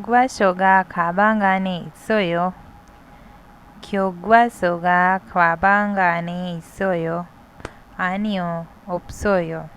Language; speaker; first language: Korean; non-native, fluent; Hindi